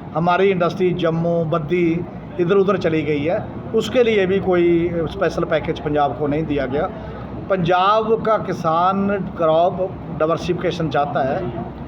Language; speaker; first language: Hindi; non-native, local second language; Punjabi